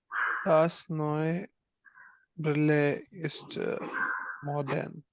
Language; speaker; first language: German; non-native, learner; Malayalam